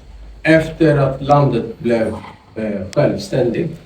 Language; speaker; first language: Swedish; non-native, fluent; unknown